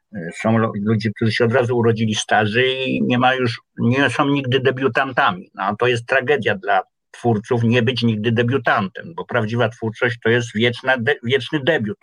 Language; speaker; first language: Polish; native; Polish